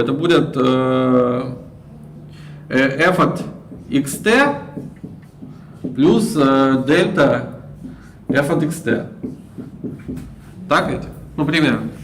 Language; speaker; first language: Russian; native; Russian